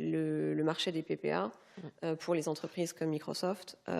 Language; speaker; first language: French; native; French